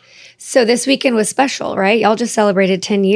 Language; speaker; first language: English; native; English